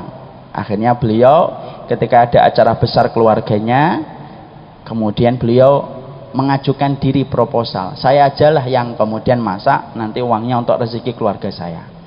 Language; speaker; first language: Indonesian; native; Indonesian